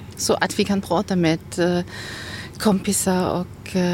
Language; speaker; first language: Swedish; non-native, learner; German